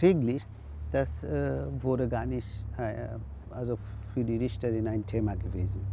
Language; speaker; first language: German; non-native, fluent; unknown